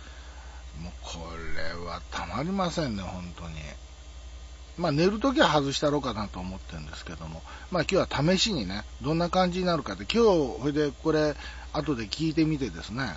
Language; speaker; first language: Japanese; native; Japanese